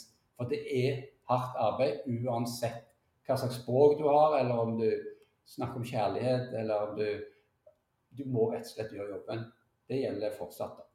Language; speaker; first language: Norwegian; native; Norwegian